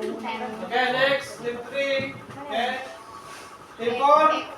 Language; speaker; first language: English; non-native, learner; Indonesian